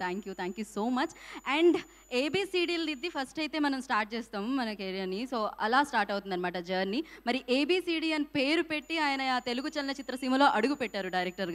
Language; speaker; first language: Telugu; native; Telugu